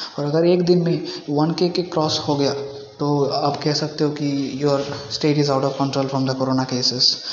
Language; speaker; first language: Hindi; non-native, local second language; Bangla